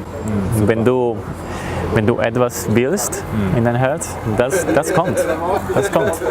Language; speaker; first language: German; non-native, learner; Spanish